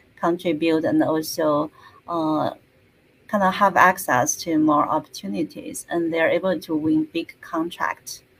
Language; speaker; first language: English; non-native, fluent; Chinese